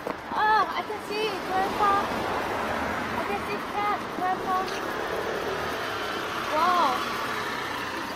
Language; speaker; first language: English; non-native, learner; Korean